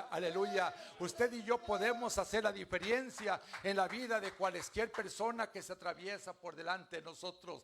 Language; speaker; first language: Spanish; native; Spanish